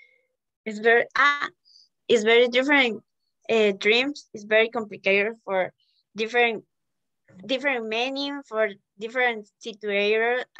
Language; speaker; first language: English; non-native, learner; Spanish